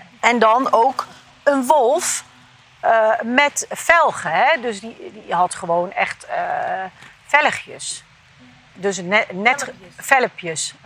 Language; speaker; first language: Dutch; early bilingual, other home language; Turkish